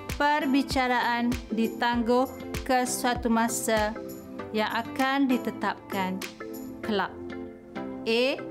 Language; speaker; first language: Malay; native; Malay